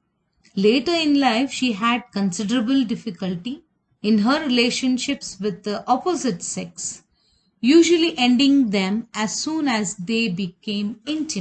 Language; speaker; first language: English; non-native, local second language; Kannada